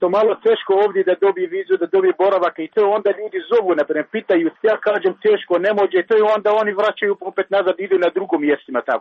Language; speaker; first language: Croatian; non-native, learner; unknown